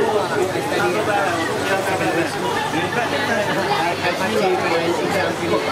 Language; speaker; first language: English; non-native, learner; Khmer